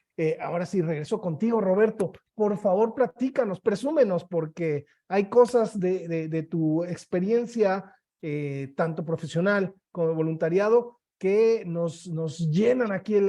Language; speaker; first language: Spanish; native; Spanish